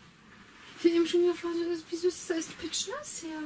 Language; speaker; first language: German; native; German